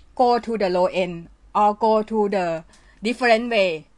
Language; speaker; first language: English; non-native, learner; Thai